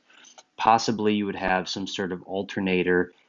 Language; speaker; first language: English; native; English